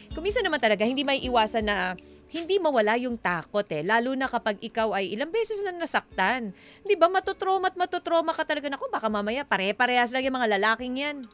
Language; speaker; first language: Filipino; native; Filipino